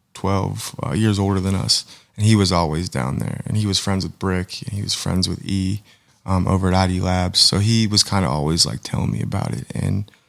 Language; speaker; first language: English; native; English